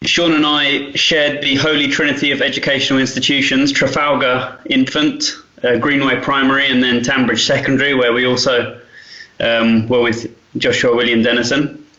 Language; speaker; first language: English; native; English